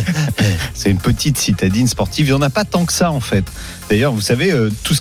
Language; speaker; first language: French; native; French